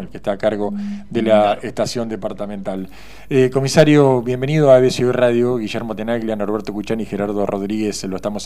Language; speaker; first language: Spanish; native; Spanish